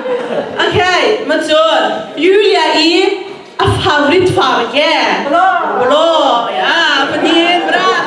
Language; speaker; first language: Norwegian; non-native, fluent; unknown